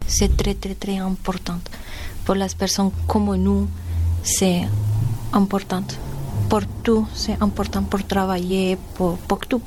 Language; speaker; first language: French; non-native, learner; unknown